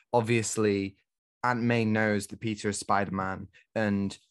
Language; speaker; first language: English; native; English